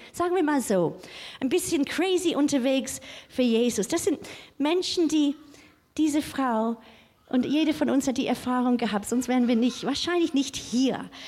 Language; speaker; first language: German; non-native, fluent; English